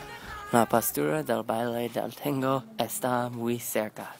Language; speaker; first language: Spanish; non-native, learner; English